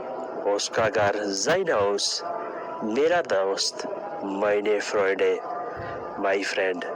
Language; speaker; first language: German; non-native, learner; Urdu